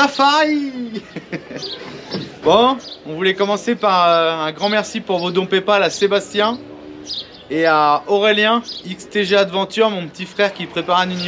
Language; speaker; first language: French; native; French